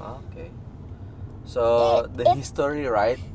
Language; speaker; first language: English; non-native, fluent; Indonesian